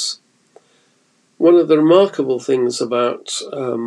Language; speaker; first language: English; native; English